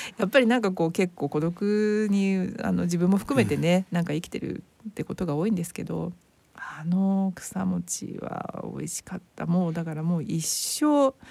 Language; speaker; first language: Japanese; native; Japanese